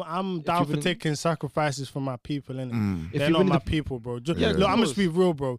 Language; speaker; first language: English; native; English